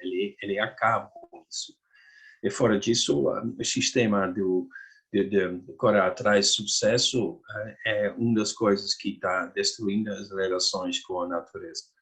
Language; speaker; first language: Portuguese; non-native, learner; Dutch